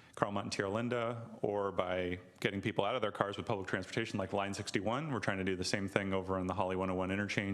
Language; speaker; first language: English; native; English